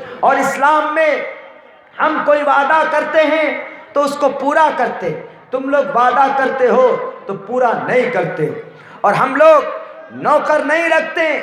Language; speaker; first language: Urdu; native; Urdu